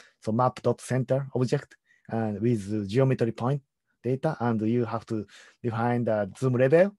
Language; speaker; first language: English; non-native, learner; Japanese